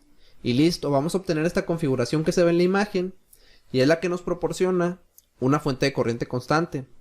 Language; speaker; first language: Spanish; native; Spanish